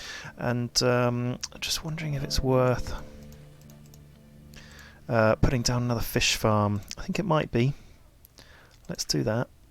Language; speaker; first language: English; native; English